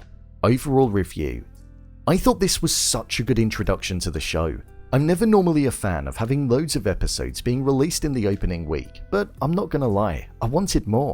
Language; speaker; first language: English; native; English